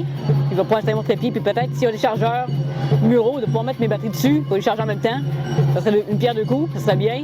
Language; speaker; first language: French; native; French